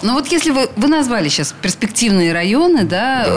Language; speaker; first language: Russian; native; Russian